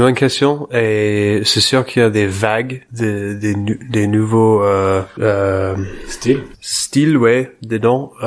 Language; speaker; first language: French; non-native, learner; English